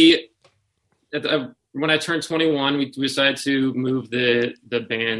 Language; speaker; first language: English; native; English